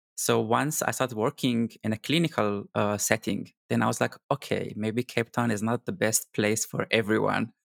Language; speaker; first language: English; non-native, fluent; Arabic